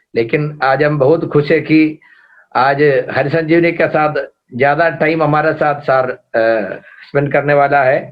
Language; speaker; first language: Hindi; non-native, local second language; Malayalam